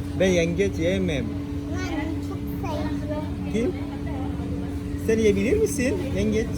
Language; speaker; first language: Turkish; non-native, learner; Indonesian